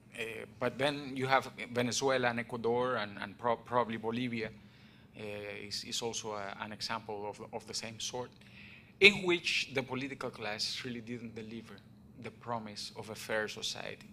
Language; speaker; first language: English; non-native, fluent; Spanish